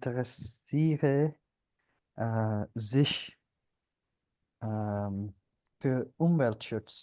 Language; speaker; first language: German; non-native, learner; Punjabi